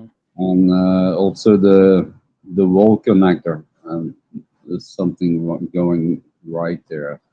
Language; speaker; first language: English; non-native, learner; Dutch